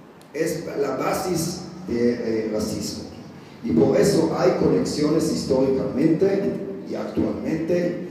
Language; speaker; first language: Spanish; non-native, fluent; Hebrew